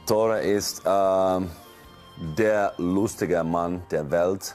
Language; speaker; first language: German; non-native, learner; Finnish